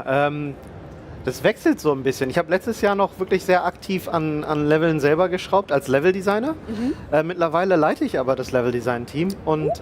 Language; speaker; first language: German; native; German